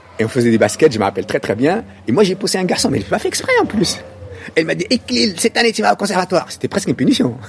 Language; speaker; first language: French; non-native, local second language; Arabic